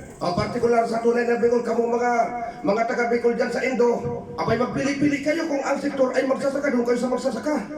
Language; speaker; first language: Filipino; non-native, local second language; Bikol